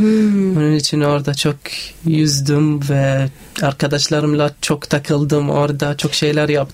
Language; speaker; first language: Turkish; non-native, learner; Arabic